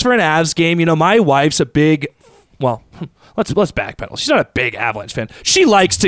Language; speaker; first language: English; native; English